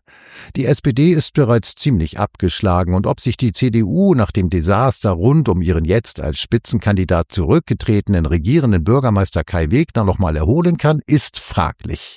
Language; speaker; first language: German; native; German